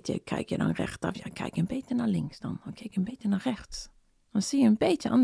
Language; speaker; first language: Dutch; non-native, fluent; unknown